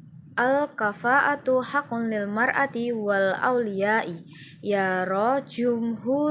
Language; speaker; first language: Arabic; non-native, learner; Indonesian